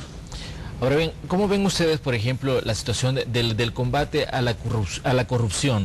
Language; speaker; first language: Spanish; native; Spanish